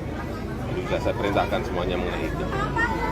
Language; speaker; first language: Indonesian; native; Indonesian